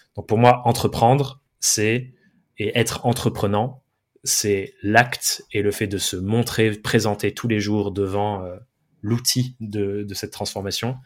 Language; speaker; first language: French; early bilingual, other home language; English